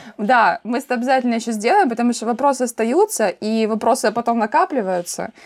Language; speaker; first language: Russian; native; Russian